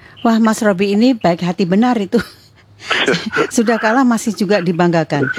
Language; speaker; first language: Indonesian; native; Indonesian